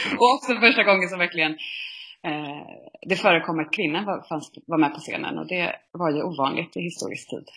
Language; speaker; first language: Swedish; native; Swedish